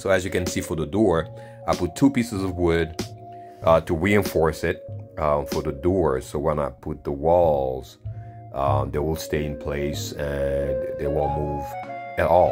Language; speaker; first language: English; non-native, fluent; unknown